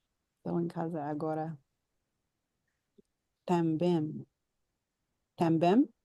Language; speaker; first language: Portuguese; non-native, learner; English